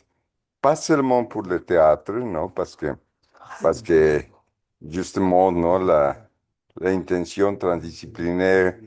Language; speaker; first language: French; non-native, fluent; Spanish